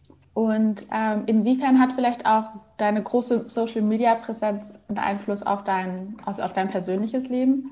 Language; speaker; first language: German; native; German